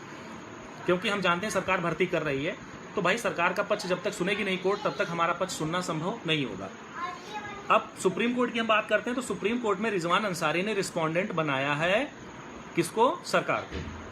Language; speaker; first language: Hindi; native; Hindi